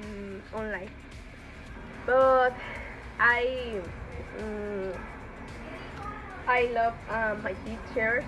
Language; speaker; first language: English; non-native, learner; Spanish